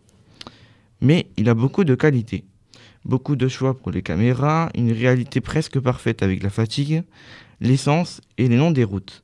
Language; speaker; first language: French; native; French